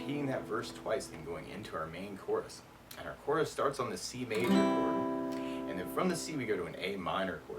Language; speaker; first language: English; native; English